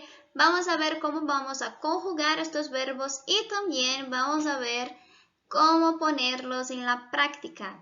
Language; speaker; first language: Spanish; non-native, fluent; Portuguese